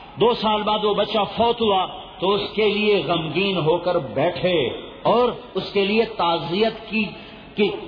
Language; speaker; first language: Urdu; non-native, local second language; Punjabi